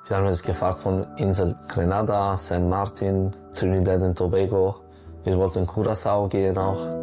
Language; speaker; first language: German; non-native, local second language; French